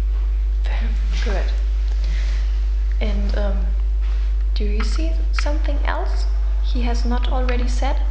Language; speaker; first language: English; non-native, fluent; German